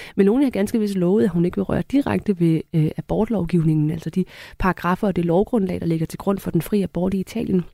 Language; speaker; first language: Danish; native; Danish